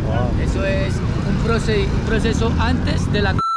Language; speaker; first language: Spanish; native; Spanish